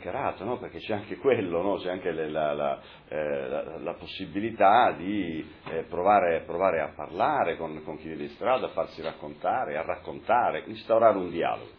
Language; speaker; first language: Italian; native; Italian